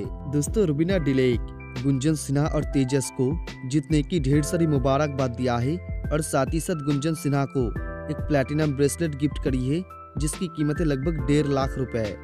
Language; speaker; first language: Hindi; native; Hindi